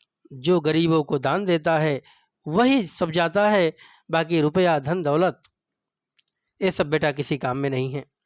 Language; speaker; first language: Hindi; native; Hindi